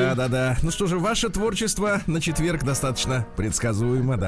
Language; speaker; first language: Russian; native; Russian